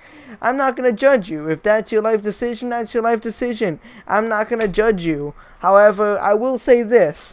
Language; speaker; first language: English; native; English